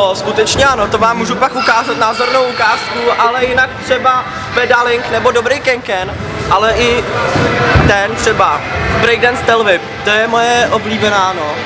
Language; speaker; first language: Czech; native; Czech